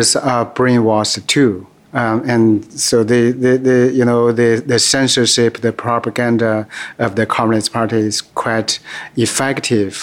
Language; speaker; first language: English; non-native, fluent; Chinese